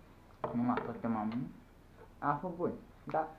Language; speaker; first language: Romanian; non-native, learner; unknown